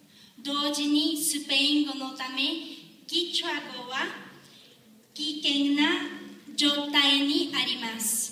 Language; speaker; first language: Japanese; non-native, learner; Spanish